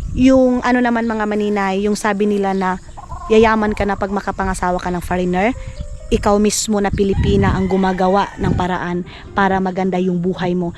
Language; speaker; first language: Filipino; non-native, local second language; Cebuano